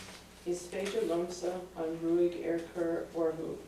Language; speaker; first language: Irish; non-native, learner; English